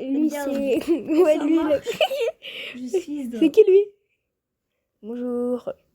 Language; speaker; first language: French; native; French